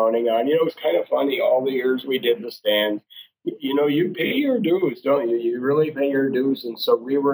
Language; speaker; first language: English; native; English